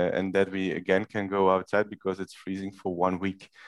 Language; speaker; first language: English; non-native, fluent; Dutch